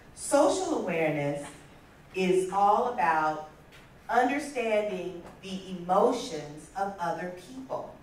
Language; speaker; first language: English; native; English